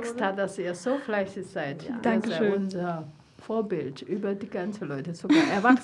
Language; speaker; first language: German; non-native, learner; Chinese